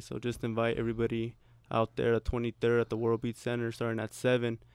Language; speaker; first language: English; early bilingual, other home language; Spanish